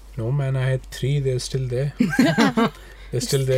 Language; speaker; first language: English; non-native, local second language; Hindi